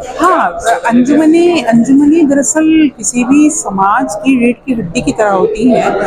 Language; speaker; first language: Urdu; native; Urdu